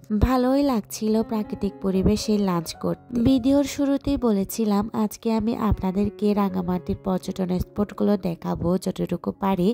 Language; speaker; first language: Bangla; non-native, local second language; Chakma